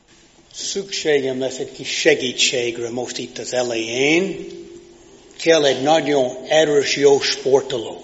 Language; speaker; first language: Hungarian; non-native, fluent; English